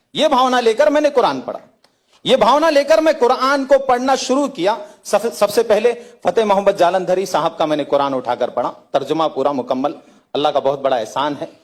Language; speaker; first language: Hindi; native; Hindi